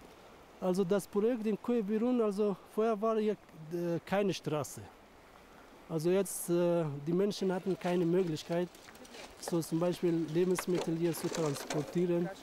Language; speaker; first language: German; non-native, fluent; Persian